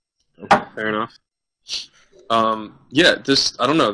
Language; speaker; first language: English; native; English